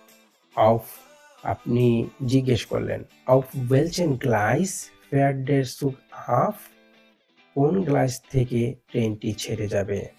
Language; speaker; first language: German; non-native, fluent; Bangla